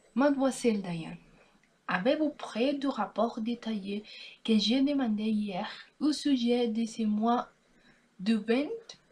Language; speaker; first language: French; non-native, learner; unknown